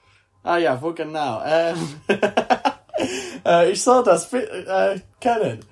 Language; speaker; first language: German; non-native, learner; English